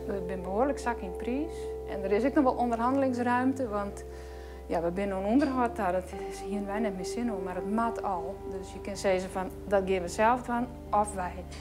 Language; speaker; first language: Dutch; non-native, local second language; Western Frisian